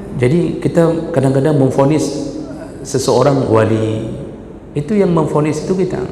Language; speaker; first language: Malay; non-native, local second language; Achinese